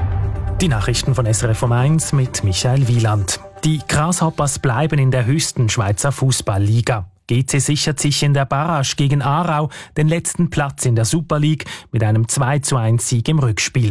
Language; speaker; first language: German; native; German